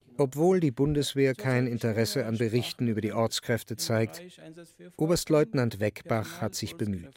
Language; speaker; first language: German; native; German